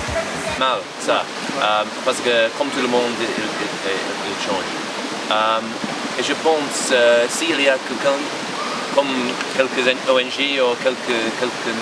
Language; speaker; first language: French; non-native, learner; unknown